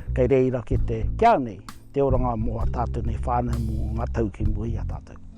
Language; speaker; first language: Māori; native; Māori